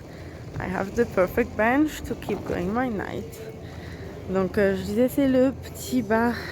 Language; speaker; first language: French; native; French